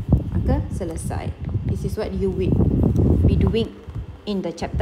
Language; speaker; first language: English; non-native, local second language; Malay